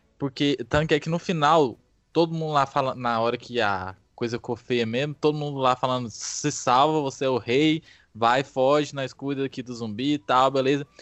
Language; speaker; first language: Portuguese; native; Portuguese